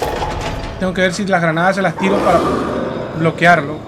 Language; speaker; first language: Spanish; native; Spanish